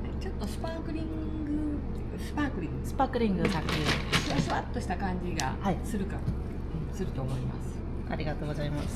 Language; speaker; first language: Japanese; non-native, learner; Korean